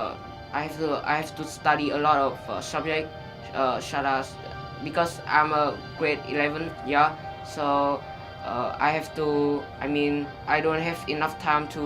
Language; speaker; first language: English; non-native, learner; Vietnamese